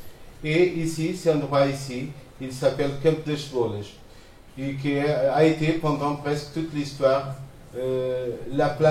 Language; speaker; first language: French; non-native, fluent; Portuguese